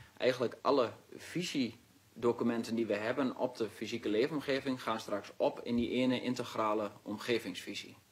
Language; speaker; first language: Dutch; native; Dutch